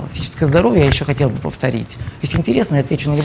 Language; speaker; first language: Russian; native; Russian